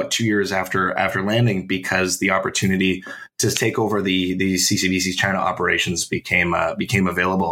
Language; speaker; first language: English; native; English